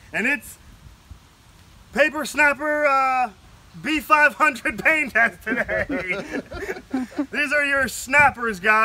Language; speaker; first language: English; native; English